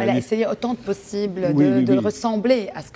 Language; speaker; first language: French; non-native, local second language; Arabic